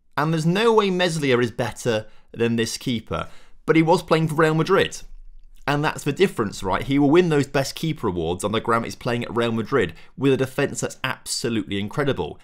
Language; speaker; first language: English; native; English